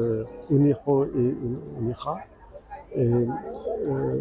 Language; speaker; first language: Spanish; non-native, fluent; French